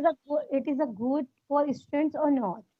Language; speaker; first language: English; non-native, learner; Hindi